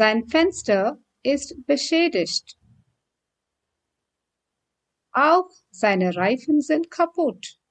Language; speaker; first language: German; non-native, fluent; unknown